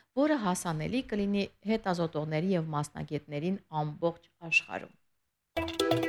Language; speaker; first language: Armenian; native; Armenian